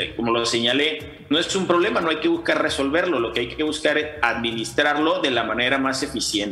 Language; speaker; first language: Spanish; native; Spanish